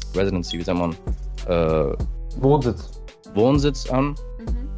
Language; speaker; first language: German; early bilingual, other home language; English